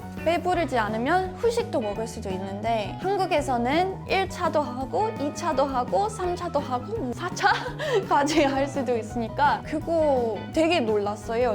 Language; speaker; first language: Korean; non-native, fluent; English